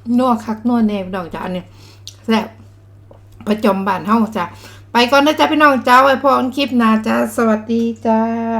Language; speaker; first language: Thai; native; Thai